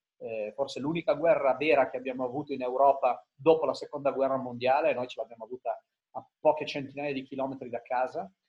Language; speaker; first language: Italian; early bilingual, heritage; Italian